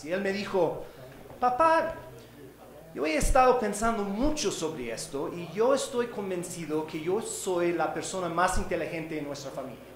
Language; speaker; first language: Spanish; non-native, fluent; English